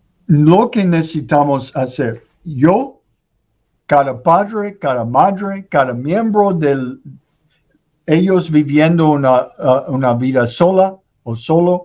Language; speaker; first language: Spanish; non-native, learner; English